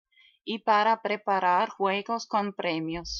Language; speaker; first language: Spanish; non-native, fluent; German